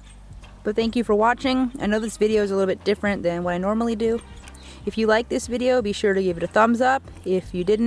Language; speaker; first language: English; native; English